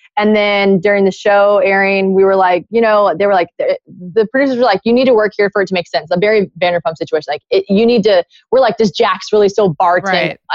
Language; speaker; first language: English; native; English